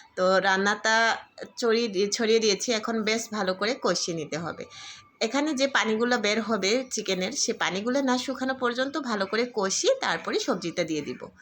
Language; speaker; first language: Bangla; non-native, local second language; Garo